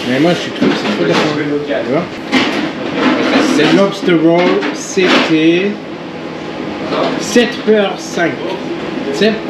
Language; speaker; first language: French; non-native, learner; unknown